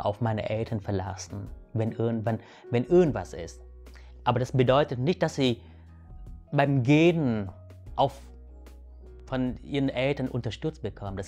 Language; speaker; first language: German; early bilingual, other home language; Vietnamese